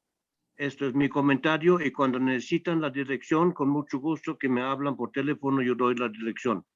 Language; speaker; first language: Spanish; non-native, fluent; German